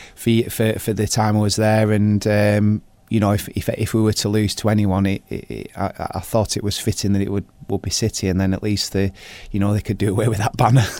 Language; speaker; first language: English; native; English